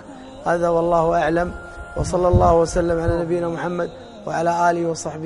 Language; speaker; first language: Arabic; native; Arabic